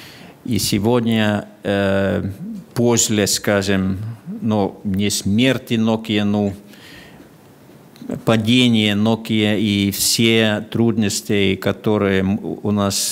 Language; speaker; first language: Russian; non-native, fluent; Finnish